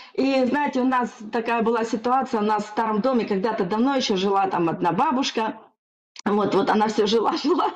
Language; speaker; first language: Russian; native; Russian